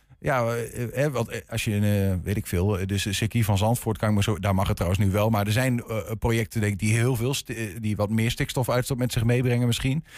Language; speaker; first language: Dutch; native; Dutch